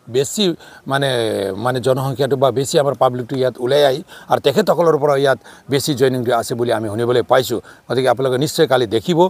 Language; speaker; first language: Assamese; non-native, local second language; Nepali